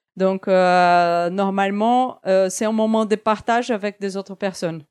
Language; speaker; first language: French; non-native, fluent; Portuguese